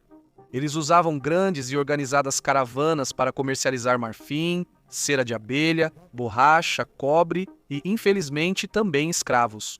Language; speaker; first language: Portuguese; native; Portuguese